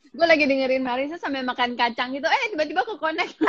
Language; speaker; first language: Indonesian; native; Indonesian